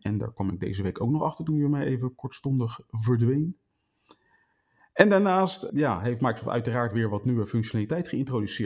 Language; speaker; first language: Dutch; native; Dutch